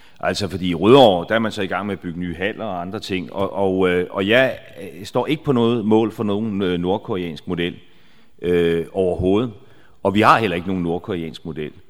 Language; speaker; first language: Danish; native; Danish